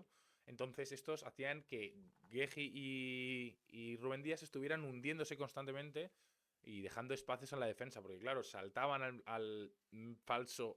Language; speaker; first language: Spanish; native; Spanish